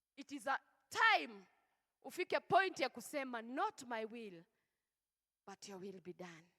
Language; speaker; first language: English; non-native, local second language; Swahili